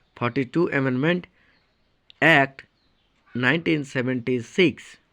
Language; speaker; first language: English; non-native, local second language; Bangla